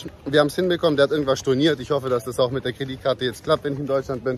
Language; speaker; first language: German; early bilingual, other home language; Turkish